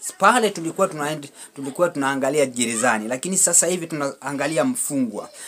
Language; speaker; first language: Swahili; non-native, local second language; Luo (Kenya and Tanzania)